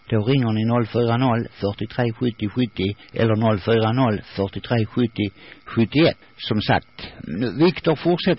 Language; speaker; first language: Swedish; native; Swedish